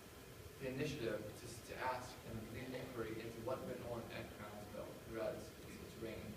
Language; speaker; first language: English; native; English